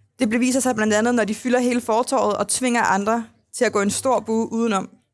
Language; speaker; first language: Danish; native; Danish